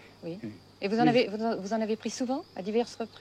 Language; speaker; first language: French; native; French